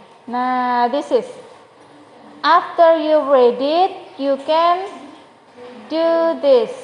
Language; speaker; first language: English; non-native, learner; Indonesian